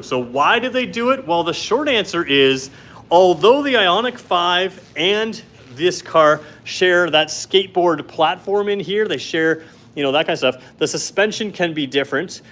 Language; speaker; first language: English; native; English